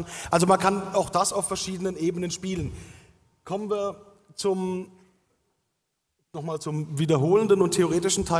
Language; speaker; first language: German; native; German